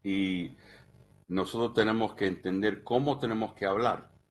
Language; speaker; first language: Spanish; early bilingual, heritage; Spanish